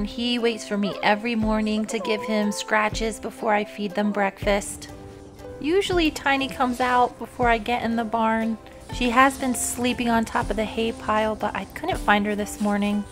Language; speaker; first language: English; native; English